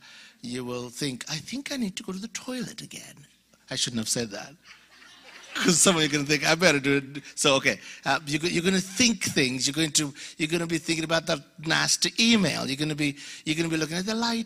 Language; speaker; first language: English; non-native, local second language; Ganda